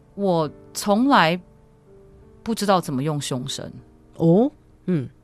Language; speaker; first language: Chinese; native; Chinese